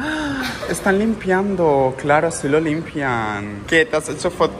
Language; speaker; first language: Spanish; native; Spanish